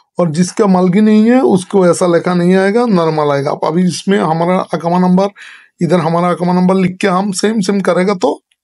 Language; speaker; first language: Hindi; non-native, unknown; Bangla